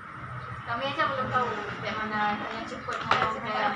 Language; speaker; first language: Indonesian; non-native, local second language; Achinese